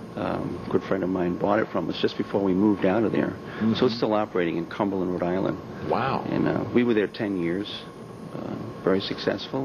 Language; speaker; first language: English; native; English